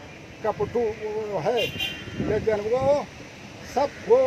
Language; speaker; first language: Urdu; non-native, local second language; Pashto